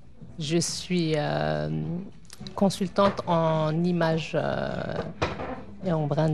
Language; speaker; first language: French; native; French